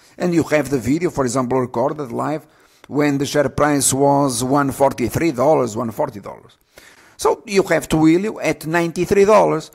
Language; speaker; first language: English; non-native, fluent; Portuguese